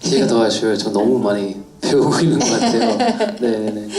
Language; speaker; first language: Korean; non-native, fluent; English